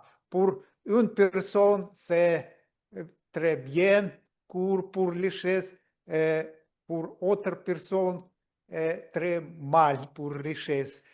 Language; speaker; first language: French; non-native, learner; Russian